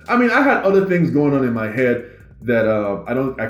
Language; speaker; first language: English; non-native, local second language; Igbo